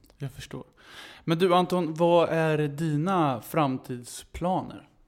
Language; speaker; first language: Swedish; native; Swedish